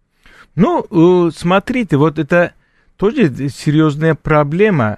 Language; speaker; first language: Russian; non-native, fluent; Turkish